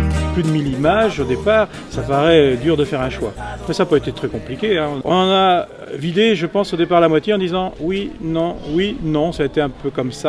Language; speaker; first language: French; native; French